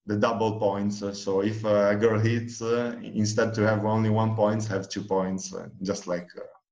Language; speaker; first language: English; non-native, fluent; Italian